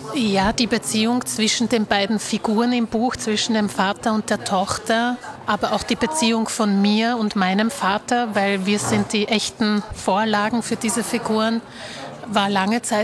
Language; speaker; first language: German; early bilingual, other home language; Slovak